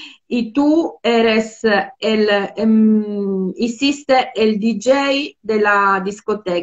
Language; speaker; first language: Spanish; non-native, fluent; Italian